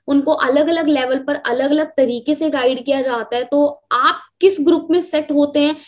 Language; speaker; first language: Hindi; native; Hindi